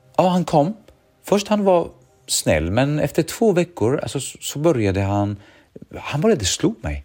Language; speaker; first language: Swedish; early bilingual, other home language; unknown